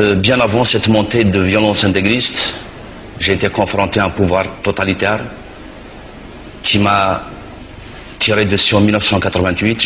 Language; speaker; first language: French; non-native, local second language; Kabyle